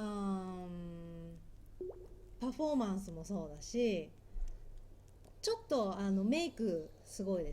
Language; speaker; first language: Japanese; native; Japanese